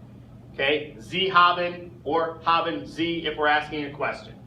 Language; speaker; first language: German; non-native, fluent; English